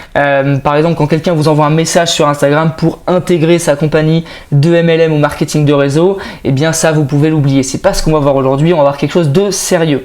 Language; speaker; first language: French; native; French